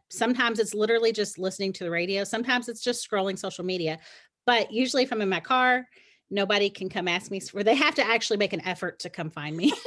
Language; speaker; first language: English; native; English